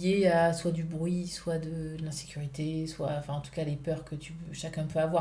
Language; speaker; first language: French; native; French